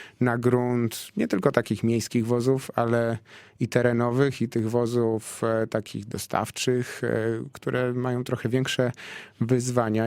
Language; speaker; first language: Polish; native; Polish